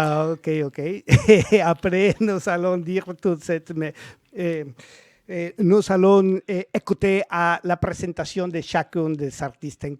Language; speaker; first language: French; non-native, learner; Spanish